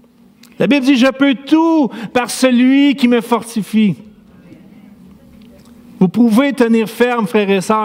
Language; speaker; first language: French; native; French